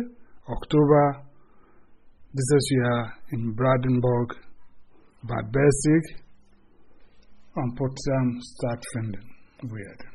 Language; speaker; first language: German; non-native, fluent; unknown